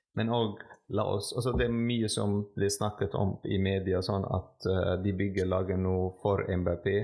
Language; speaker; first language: Norwegian; non-native, fluent; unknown